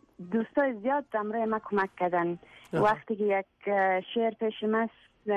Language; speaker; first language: Persian; non-native, fluent; English